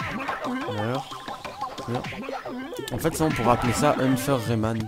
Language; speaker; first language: French; native; French